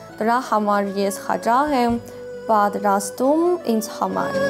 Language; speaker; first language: Armenian; non-native, learner; Chinese